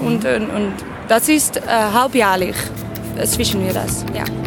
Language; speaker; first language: German; non-native, learner; Dutch